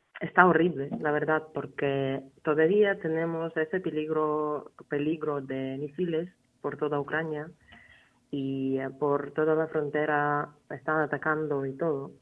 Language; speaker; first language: Spanish; non-native, fluent; Ukrainian